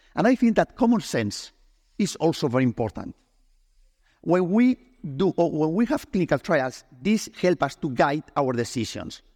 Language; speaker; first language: English; non-native, fluent; Spanish